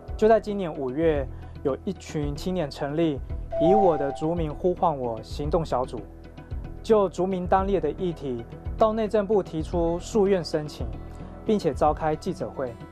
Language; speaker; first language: Chinese; native; Chinese